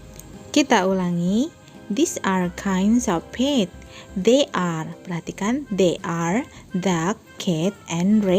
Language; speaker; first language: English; non-native, fluent; Indonesian